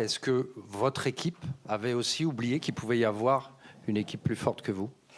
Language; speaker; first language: French; native; French